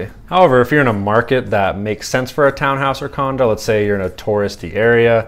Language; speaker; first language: English; native; English